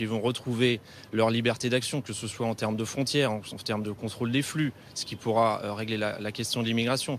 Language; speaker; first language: French; native; French